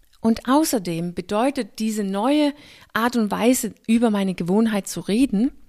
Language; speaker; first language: German; non-native, fluent; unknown